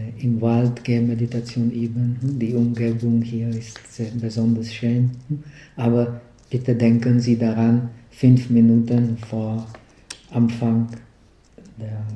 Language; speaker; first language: German; non-native, fluent; Czech